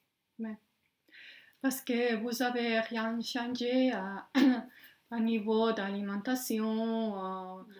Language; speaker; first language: French; non-native, fluent; Spanish